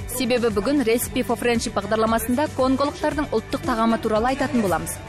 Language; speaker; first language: Kazakh; non-native, local second language; Russian